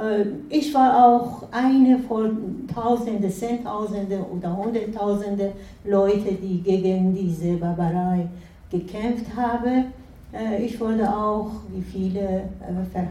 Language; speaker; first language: German; non-native, fluent; Persian